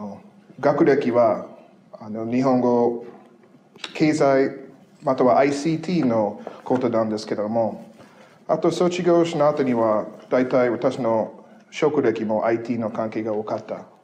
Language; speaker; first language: Japanese; non-native, fluent; English